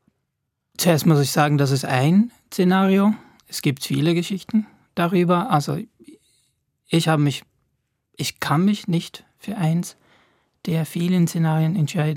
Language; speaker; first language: German; non-native, fluent; Arabic